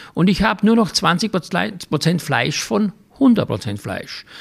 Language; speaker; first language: German; native; German